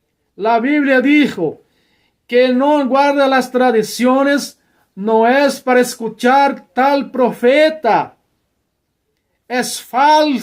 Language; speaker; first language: Spanish; non-native, learner; Portuguese